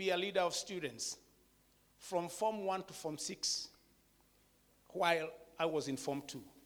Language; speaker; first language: English; non-native, local second language; Kikuyu